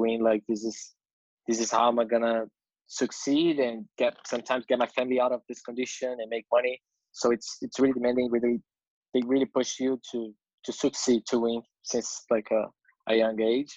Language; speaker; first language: English; non-native, fluent; Portuguese